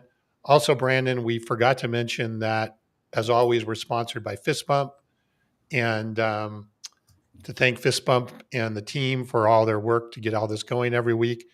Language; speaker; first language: English; native; English